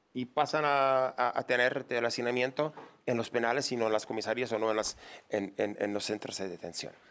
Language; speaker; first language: Spanish; non-native, fluent; English